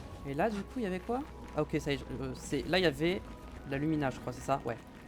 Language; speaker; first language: French; native; French